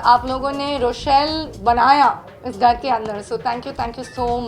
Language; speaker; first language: Hindi; non-native, local second language; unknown